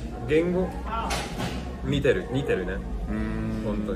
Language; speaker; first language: Japanese; non-native, learner; English